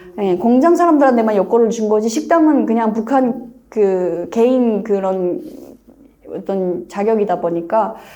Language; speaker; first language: Korean; native; Korean